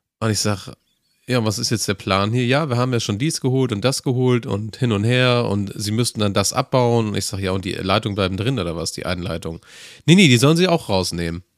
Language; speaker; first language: German; native; German